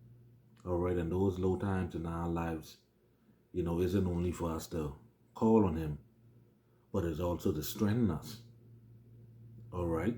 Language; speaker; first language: English; native; English